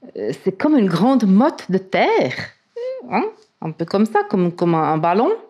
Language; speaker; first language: French; native; French